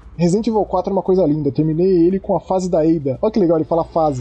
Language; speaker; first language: Portuguese; native; Portuguese